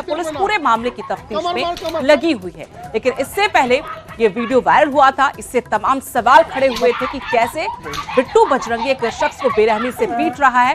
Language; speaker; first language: Hindi; native; Hindi